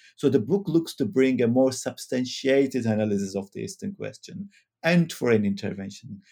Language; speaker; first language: English; non-native, fluent; Turkish